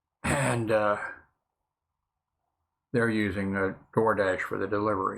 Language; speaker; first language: English; native; English